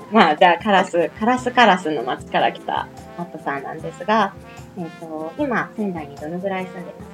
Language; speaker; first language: Japanese; native; Japanese